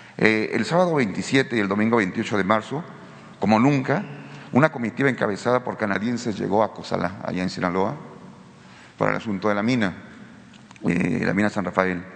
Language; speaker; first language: Spanish; native; Spanish